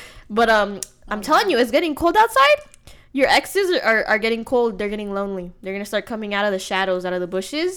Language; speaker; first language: English; early bilingual, other home language; Spanish